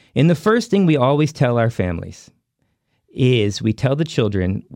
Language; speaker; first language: English; early bilingual, other home language; Hindi